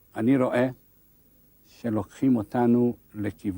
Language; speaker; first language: Hebrew; non-native, fluent; Hungarian